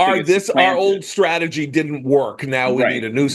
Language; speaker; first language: English; native; English